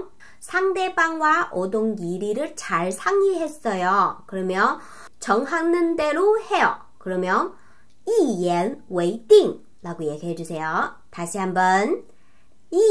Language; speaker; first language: Korean; non-native, fluent; Chinese